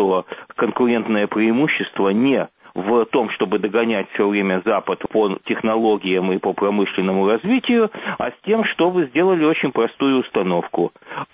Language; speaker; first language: Russian; native; Russian